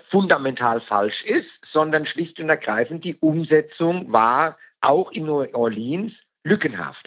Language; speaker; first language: German; native; German